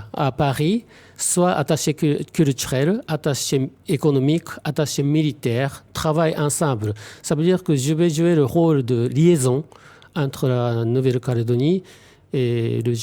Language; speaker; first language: French; non-native, fluent; Japanese